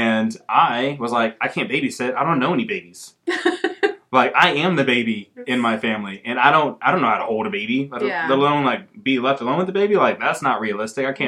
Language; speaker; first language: English; native; English